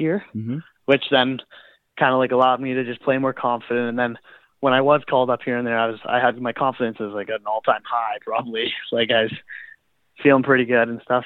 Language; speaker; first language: English; native; English